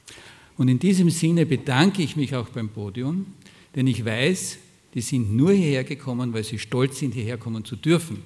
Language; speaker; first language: German; native; German